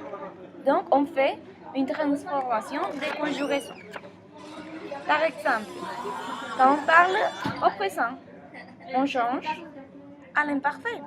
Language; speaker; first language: French; non-native, learner; Spanish